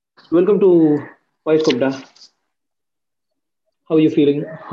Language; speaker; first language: English; non-native, local second language; Tamil